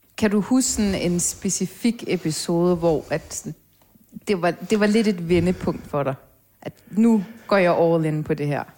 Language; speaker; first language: Danish; native; Danish